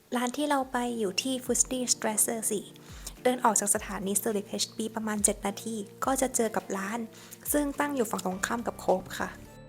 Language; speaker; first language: Thai; native; Thai